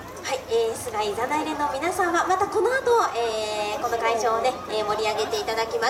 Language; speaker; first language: Japanese; native; Japanese